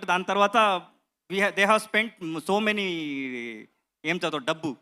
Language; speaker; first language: Telugu; non-native, learner; Kannada